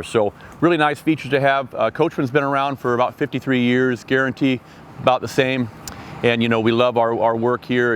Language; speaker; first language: English; native; English